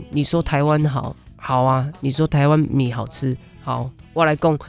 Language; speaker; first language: Chinese; non-native, local second language; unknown